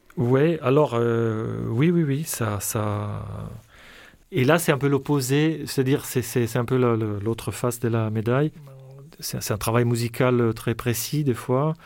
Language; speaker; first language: French; non-native, fluent; Italian